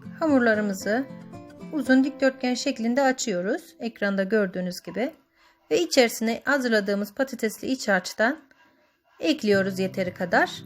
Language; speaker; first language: Turkish; native; Turkish